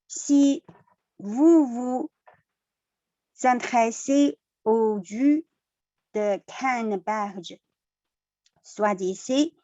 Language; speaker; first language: French; non-native, learner; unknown